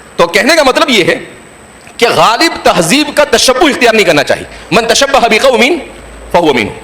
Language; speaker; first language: Urdu; non-native, local second language; Gujarati